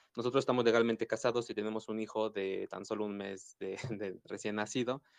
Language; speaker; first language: Spanish; native; Spanish